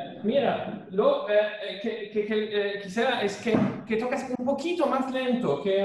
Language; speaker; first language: Spanish; non-native, fluent; German